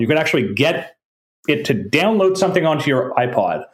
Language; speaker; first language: English; non-native, fluent; French